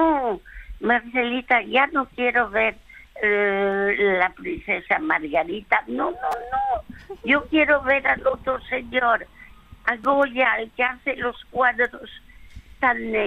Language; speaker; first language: Spanish; early bilingual, other home language; French